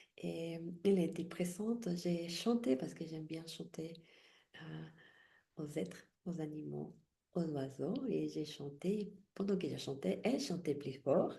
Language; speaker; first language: French; non-native, fluent; Spanish